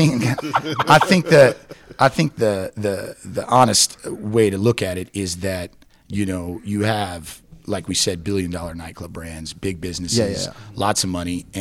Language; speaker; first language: English; native; English